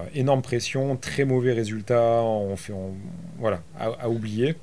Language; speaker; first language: French; native; French